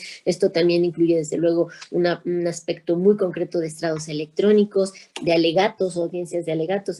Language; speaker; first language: Spanish; native; Spanish